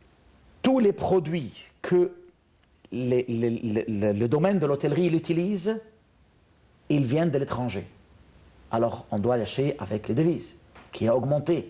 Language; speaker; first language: French; non-native, fluent; Arabic